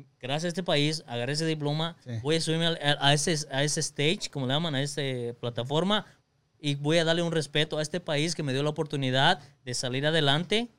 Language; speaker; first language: Spanish; early bilingual, other home language; English